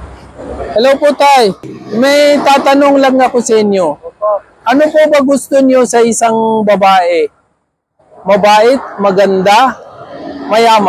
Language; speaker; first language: Filipino; non-native, learner; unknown